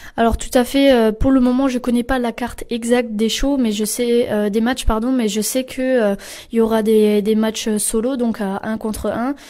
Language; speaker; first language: French; native; French